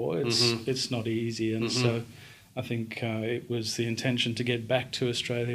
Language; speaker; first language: English; native; English